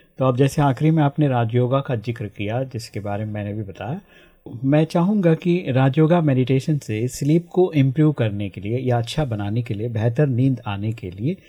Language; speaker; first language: Hindi; native; Hindi